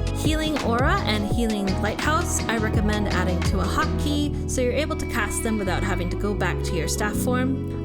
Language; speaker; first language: English; native; English